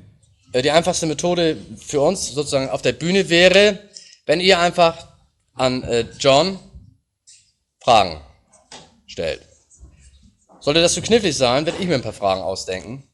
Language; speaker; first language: German; native; German